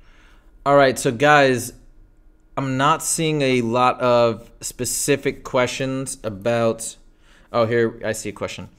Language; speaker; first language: English; native; English